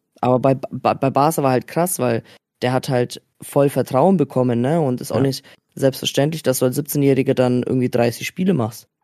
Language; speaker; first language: German; native; German